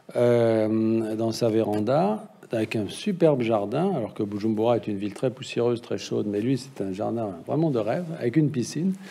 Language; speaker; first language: French; native; French